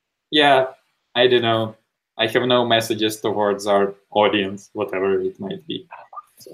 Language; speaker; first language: English; non-native, fluent; Ukrainian